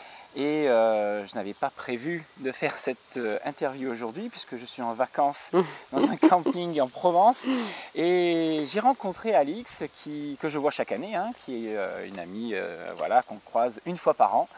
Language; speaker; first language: French; native; French